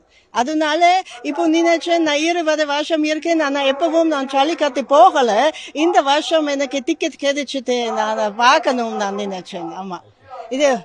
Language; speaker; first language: Tamil; non-native, learner; German